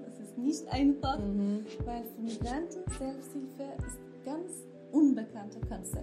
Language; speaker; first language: German; non-native, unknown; Kurdish